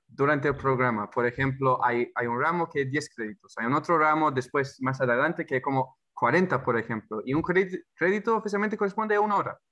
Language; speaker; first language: Spanish; non-native, fluent; English